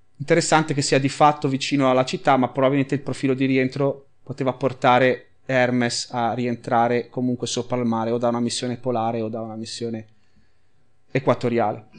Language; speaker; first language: Italian; native; Italian